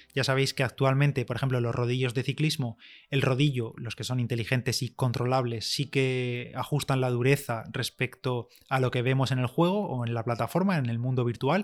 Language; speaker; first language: Spanish; native; Spanish